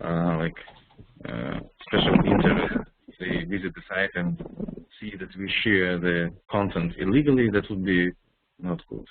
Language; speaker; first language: English; non-native, fluent; Russian